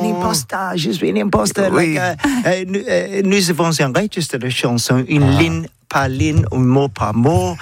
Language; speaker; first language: French; non-native, learner; English